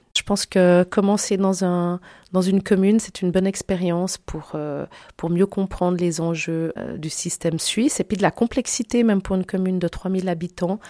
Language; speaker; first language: French; native; French